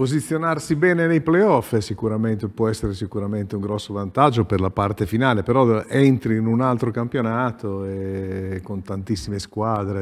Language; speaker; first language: Italian; native; Italian